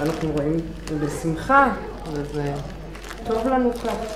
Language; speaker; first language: Hebrew; non-native, local second language; Yiddish